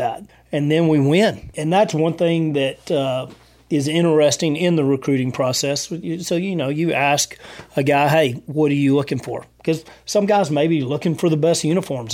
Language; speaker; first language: English; native; English